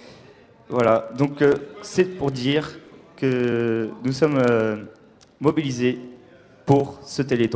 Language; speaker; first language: French; native; French